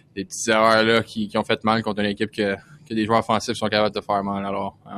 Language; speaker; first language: French; native; French